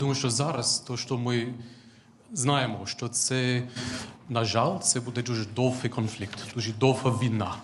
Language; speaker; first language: Ukrainian; non-native, fluent; English